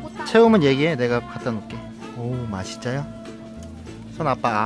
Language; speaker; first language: Korean; native; Korean